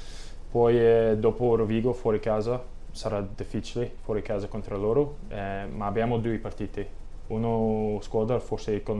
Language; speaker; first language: Italian; non-native, learner; English